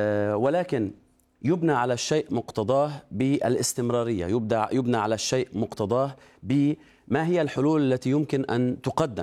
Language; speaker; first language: Arabic; native; Arabic